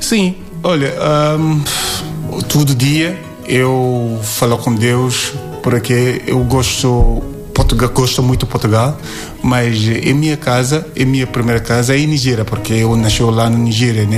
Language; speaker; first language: Portuguese; non-native, learner; Yoruba